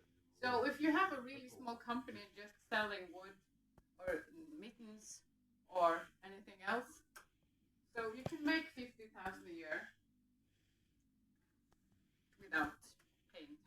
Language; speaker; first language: English; non-native, fluent; Norwegian